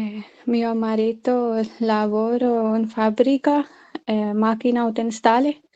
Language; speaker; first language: Italian; non-native, learner; Urdu